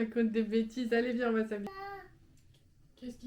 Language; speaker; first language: French; native; French